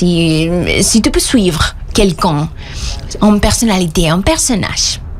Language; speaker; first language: French; non-native, fluent; Spanish